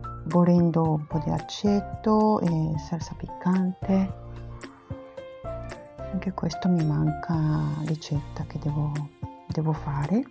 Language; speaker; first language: Italian; non-native, learner; Japanese